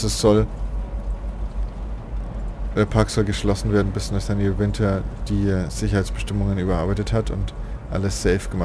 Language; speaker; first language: German; native; German